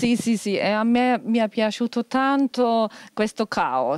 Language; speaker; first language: Italian; non-native, fluent; German